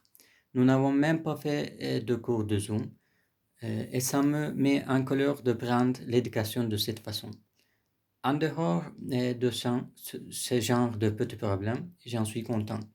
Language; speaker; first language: French; non-native, learner; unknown